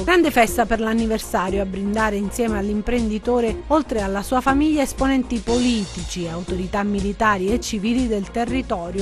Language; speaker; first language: Italian; native; Italian